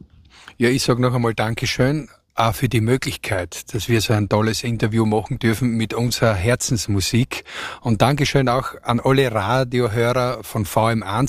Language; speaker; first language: German; native; German